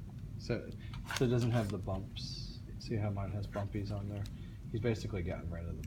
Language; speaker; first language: English; native; English